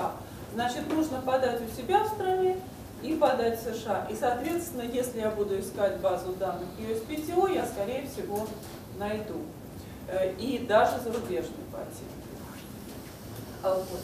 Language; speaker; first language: Russian; native; Russian